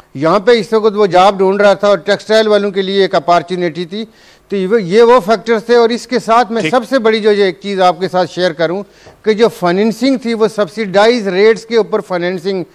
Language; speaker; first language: Urdu; non-native, local second language; Punjabi